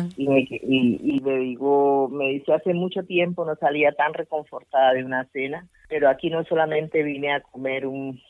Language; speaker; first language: Spanish; native; Spanish